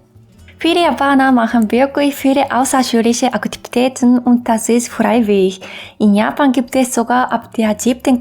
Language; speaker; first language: German; non-native, fluent; Japanese